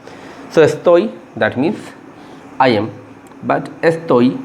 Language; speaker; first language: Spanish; non-native, learner; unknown